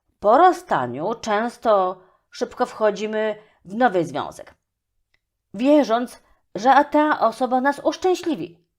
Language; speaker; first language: Polish; native; Polish